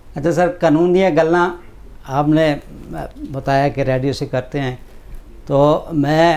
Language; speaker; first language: Urdu; non-native, local second language; Punjabi